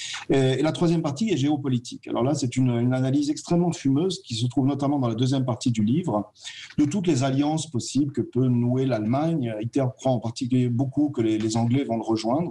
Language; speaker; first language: French; native; French